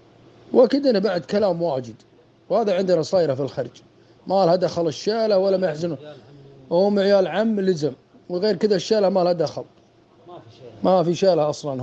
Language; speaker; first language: Arabic; native; Arabic